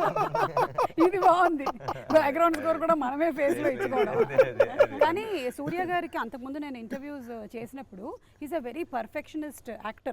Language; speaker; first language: Telugu; native; Telugu